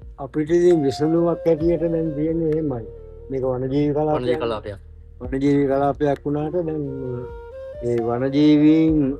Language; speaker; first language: Sinhala; native; Sinhala